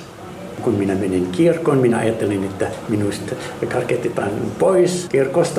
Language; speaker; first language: Finnish; non-native, fluent; Arabic